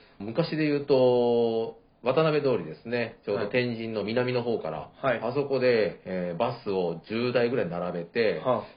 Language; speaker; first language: Japanese; native; Japanese